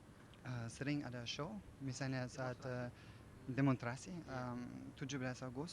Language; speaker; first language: Indonesian; non-native, fluent; German